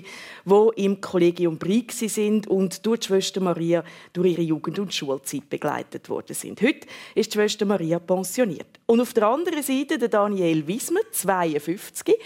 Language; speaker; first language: German; native; German